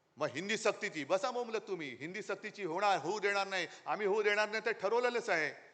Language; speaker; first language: Marathi; native; Marathi